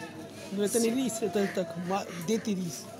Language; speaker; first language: Russian; non-native, learner; Hindi